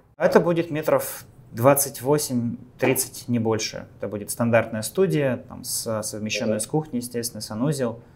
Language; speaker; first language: Russian; native; Russian